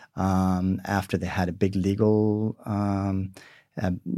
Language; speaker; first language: English; early bilingual, other home language; Swedish